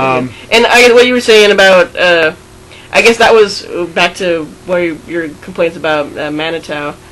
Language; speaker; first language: English; native; English